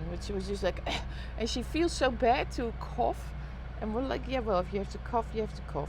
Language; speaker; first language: English; non-native, fluent; Dutch